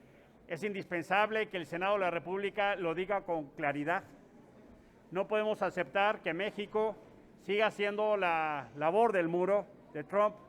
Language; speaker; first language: Spanish; native; Spanish